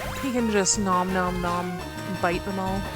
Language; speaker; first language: English; native; English